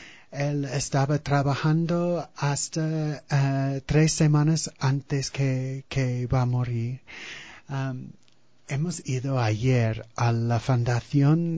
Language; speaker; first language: Spanish; non-native, fluent; English